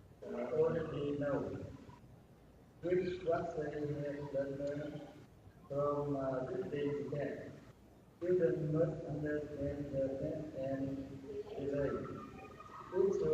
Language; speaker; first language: English; non-native, learner; Vietnamese